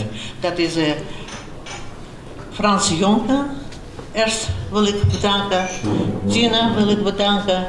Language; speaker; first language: Dutch; non-native, fluent; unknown